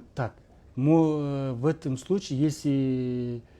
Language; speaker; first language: Russian; non-native, local second language; Kazakh